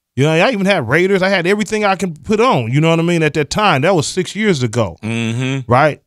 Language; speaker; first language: English; native; English